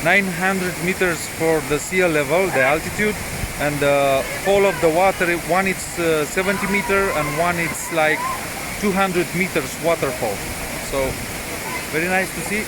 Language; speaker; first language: English; non-native, learner; Romanian